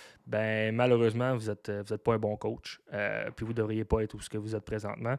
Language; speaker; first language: French; native; French